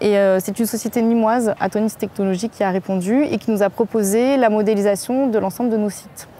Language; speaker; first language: French; native; French